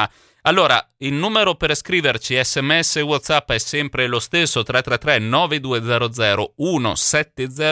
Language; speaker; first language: Italian; native; Italian